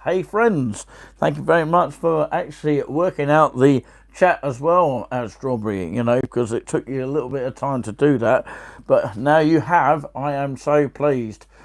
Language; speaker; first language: English; native; English